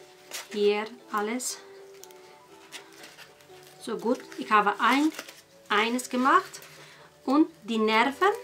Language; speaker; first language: German; non-native, learner; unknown